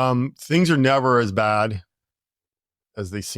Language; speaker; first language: English; native; English